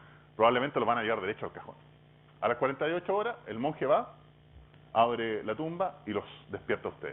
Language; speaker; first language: Spanish; native; Spanish